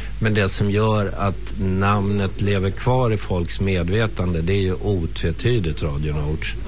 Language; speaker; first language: Swedish; native; Swedish